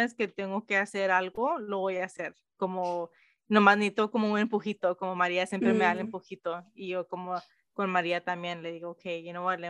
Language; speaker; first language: Spanish; early bilingual, heritage; Spanish